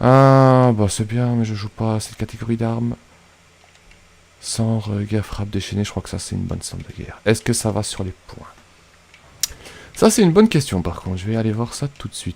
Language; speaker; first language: French; native; French